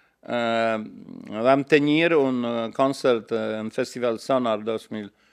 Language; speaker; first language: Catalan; non-native, learner; Polish